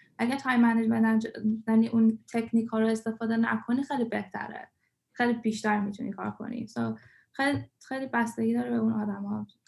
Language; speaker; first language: Persian; early bilingual, heritage; Persian